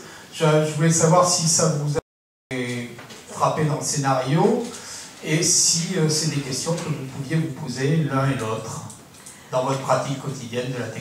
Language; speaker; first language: French; native; French